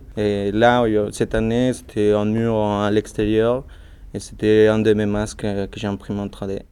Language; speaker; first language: French; non-native, learner; Spanish